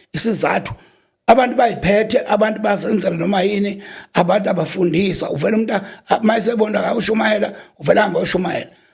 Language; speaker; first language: Zulu; native; Zulu